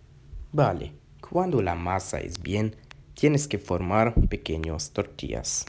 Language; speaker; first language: Spanish; non-native, learner; German